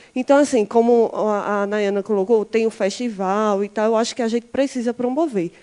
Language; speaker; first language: Portuguese; native; Portuguese